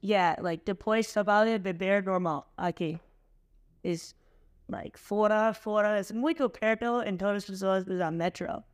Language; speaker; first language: Portuguese; non-native, learner; English